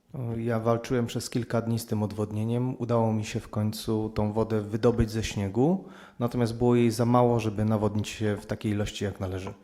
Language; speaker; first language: Polish; native; Polish